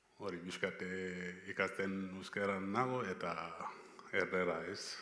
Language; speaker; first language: Basque; non-native, learner; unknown